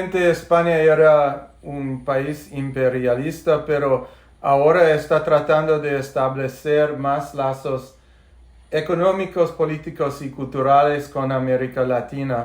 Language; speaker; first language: Spanish; non-native, fluent; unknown